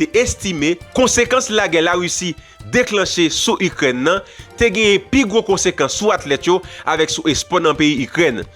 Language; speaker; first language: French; non-native, local second language; Haitian Creole